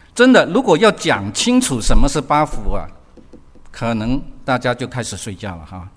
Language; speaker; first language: Chinese; early bilingual, other home language; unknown